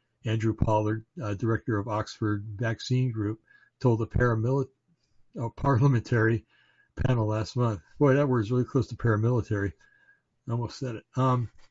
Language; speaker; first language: English; native; English